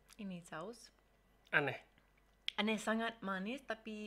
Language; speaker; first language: Indonesian; non-native, learner; English